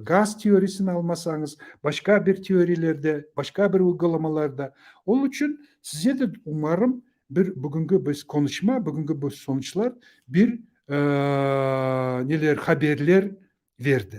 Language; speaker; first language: Turkish; non-native, learner; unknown